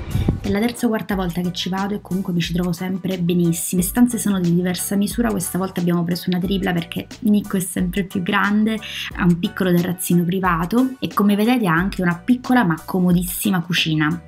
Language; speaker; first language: Italian; native; Italian